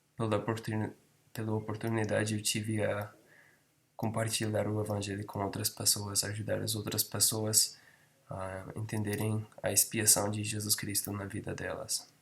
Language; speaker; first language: Portuguese; non-native, fluent; English